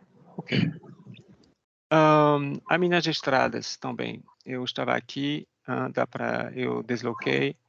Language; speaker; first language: Portuguese; non-native, fluent; French